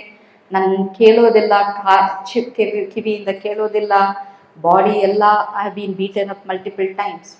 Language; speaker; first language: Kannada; non-native, local second language; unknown